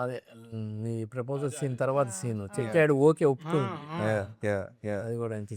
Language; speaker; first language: Telugu; native; Telugu